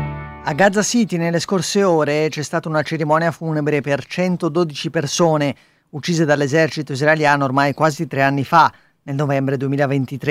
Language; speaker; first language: Italian; native; Italian